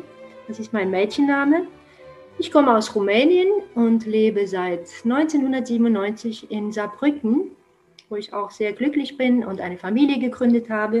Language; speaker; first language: German; non-native, fluent; Romanian